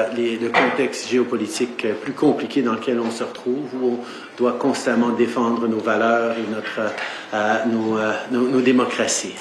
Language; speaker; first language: French; native; French